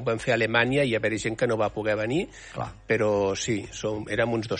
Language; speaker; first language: Catalan; native; Catalan